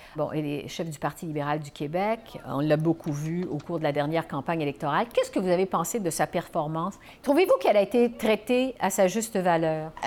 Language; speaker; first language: French; native; French